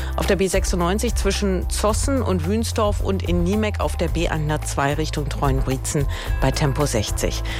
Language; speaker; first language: German; native; German